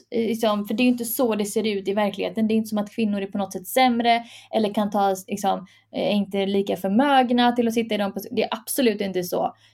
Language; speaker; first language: Swedish; early bilingual, other home language; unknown